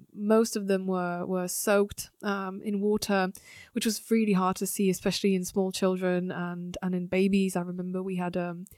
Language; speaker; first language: English; non-native, fluent; Slovak